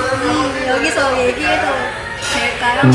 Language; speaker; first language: Korean; non-native, fluent; Indonesian